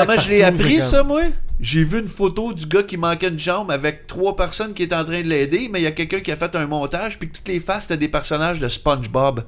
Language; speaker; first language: French; native; French